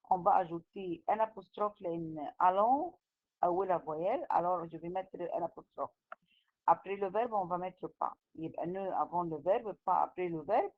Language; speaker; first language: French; non-native, fluent; Arabic